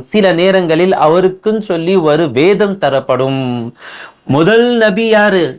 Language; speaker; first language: Tamil; non-native, local second language; Urdu